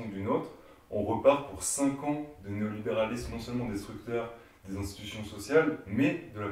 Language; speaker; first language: French; native; French